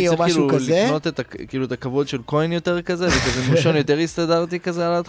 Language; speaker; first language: Hebrew; native; Hebrew